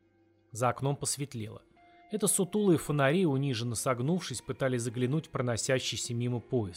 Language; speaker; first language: Russian; native; Russian